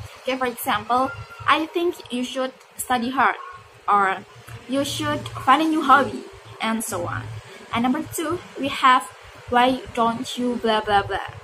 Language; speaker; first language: English; non-native, fluent; Indonesian